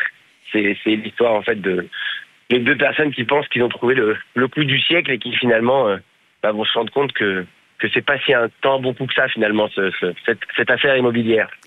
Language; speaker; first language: French; native; French